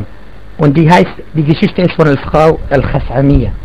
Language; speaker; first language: German; non-native, fluent; Arabic